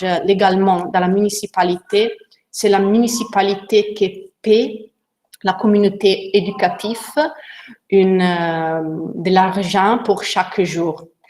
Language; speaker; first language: French; non-native, learner; Italian